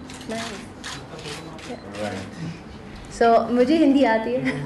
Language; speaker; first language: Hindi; non-native, learner; English